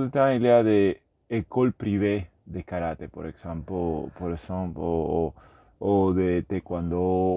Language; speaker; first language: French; non-native, learner; Spanish